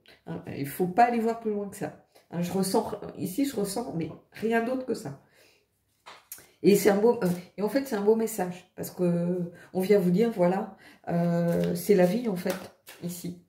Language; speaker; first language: French; native; French